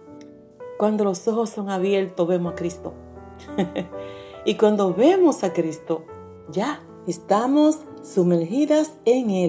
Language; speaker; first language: Spanish; native; Spanish